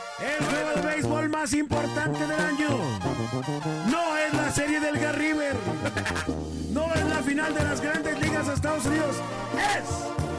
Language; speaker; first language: Spanish; native; Spanish